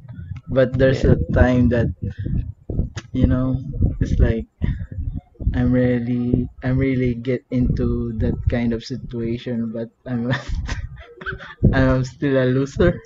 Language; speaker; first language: English; non-native, learner; Filipino